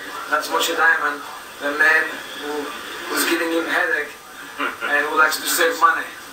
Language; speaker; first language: English; non-native, fluent; French